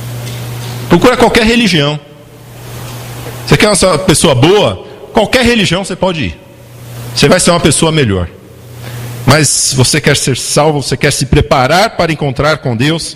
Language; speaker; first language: Portuguese; native; Portuguese